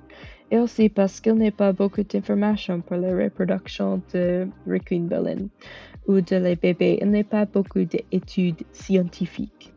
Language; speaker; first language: French; non-native, learner; English